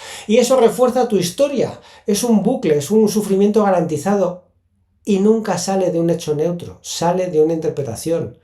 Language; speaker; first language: Spanish; native; Spanish